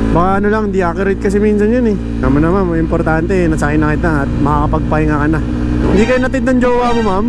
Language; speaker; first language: Filipino; native; Filipino